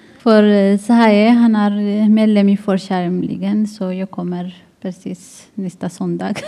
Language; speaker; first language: Swedish; non-native, learner; Tigrinya